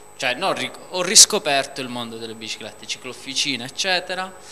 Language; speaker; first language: Italian; native; Italian